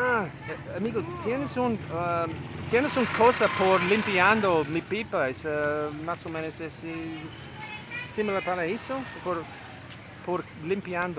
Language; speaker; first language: Spanish; non-native, learner; English